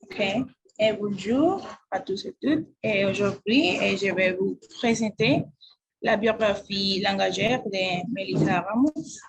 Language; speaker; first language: French; non-native, learner; Spanish